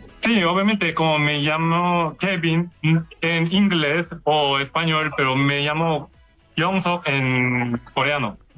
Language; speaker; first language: Spanish; non-native, learner; Korean